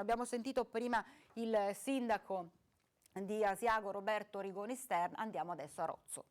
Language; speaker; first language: Italian; native; Italian